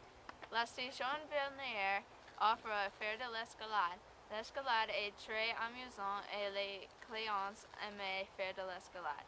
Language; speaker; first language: French; non-native, learner; English